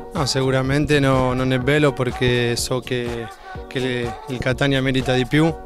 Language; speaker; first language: Italian; non-native, fluent; Spanish